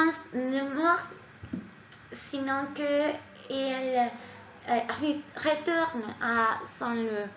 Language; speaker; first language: French; non-native, learner; Spanish